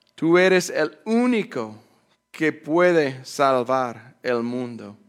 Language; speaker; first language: Spanish; non-native, fluent; English